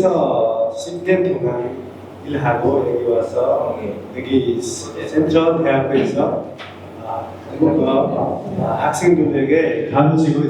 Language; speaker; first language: Korean; non-native, fluent; Nepali